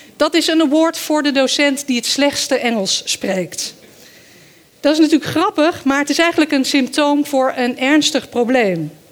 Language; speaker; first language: Dutch; early bilingual, other home language; Danish